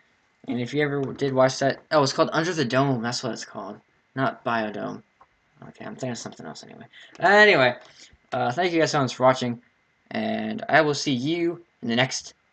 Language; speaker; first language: English; native; English